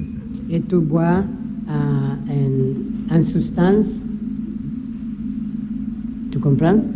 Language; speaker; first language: French; non-native, learner; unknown